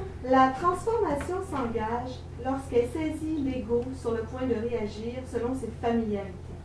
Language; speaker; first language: French; native; French